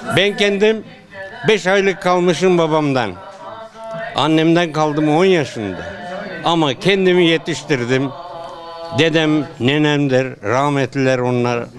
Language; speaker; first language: Turkish; native; Turkish